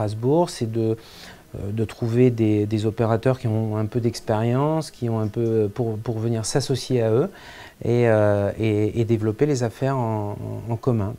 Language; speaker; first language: French; native; French